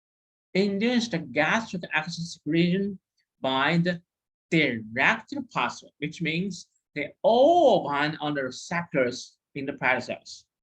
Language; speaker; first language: English; non-native, fluent; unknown